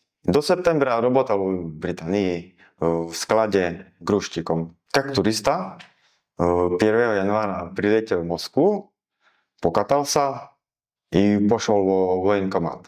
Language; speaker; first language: Russian; non-native, learner; Slovak